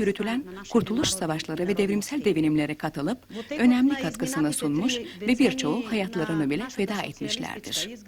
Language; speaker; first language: Turkish; native; Turkish